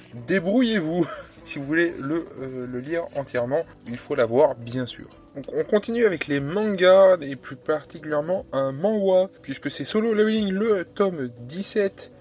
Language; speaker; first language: French; native; French